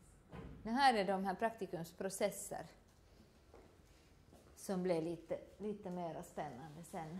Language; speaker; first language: Swedish; native; Swedish